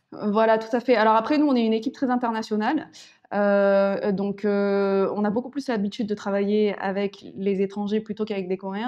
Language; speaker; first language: French; early bilingual, other home language; Korean